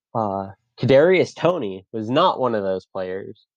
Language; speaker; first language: English; native; English